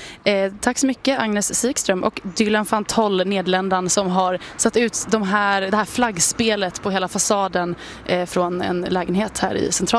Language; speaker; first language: Swedish; native; Swedish